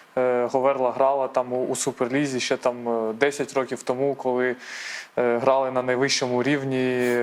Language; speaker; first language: Ukrainian; native; Ukrainian